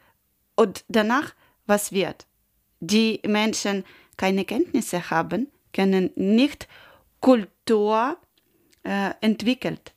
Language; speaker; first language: German; non-native, learner; Ukrainian